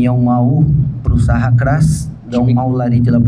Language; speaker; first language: Indonesian; non-native, fluent; Portuguese